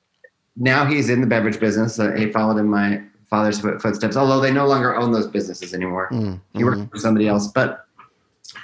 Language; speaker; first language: English; native; English